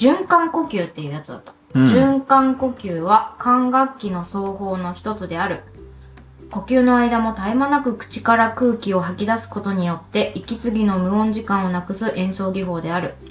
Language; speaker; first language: Japanese; native; Japanese